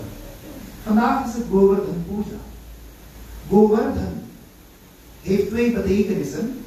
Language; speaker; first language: Dutch; non-native, local second language; Caribbean Hindustani